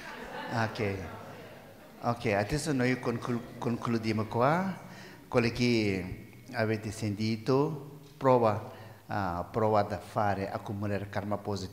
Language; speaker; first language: Italian; non-native, learner; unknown